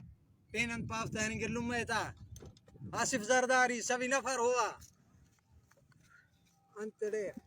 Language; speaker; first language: Arabic; non-native, learner; Sindhi